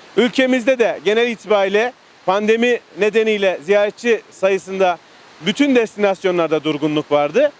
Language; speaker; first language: Turkish; native; Turkish